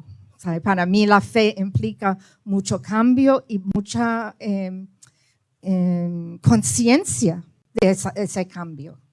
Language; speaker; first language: Spanish; early bilingual, heritage; Spanish